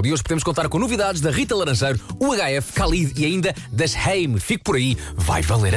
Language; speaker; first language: Portuguese; native; Portuguese